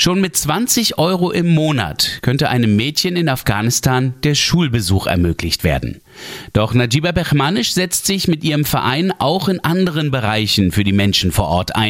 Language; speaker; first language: German; native; German